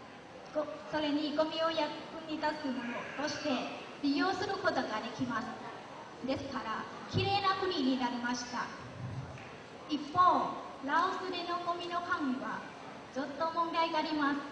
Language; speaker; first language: Japanese; non-native, learner; Lao